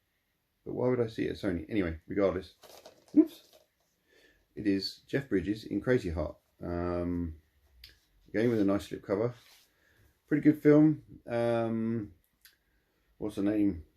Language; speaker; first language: English; native; English